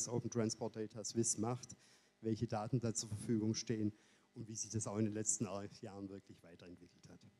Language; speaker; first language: German; native; German